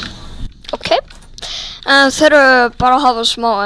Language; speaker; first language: Icelandic; early bilingual, heritage; Icelandic